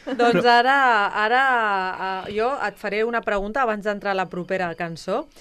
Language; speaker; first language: Catalan; non-native, local second language; Spanish